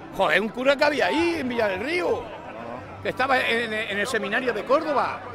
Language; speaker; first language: Spanish; native; Spanish